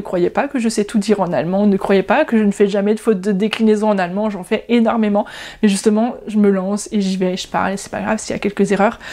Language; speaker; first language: French; native; French